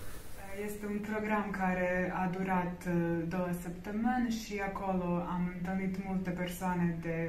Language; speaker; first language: Romanian; non-native, learner; Croatian